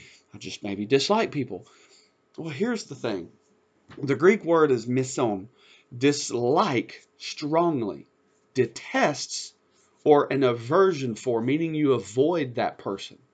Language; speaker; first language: English; native; English